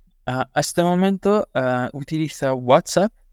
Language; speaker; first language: Spanish; non-native, learner; French